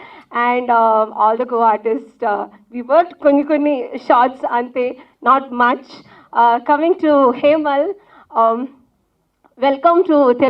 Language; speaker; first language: Telugu; non-native, local second language; Malayalam